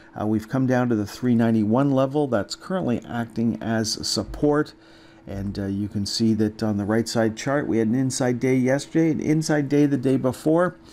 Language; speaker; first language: English; native; English